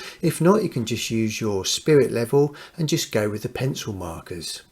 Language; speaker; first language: English; native; English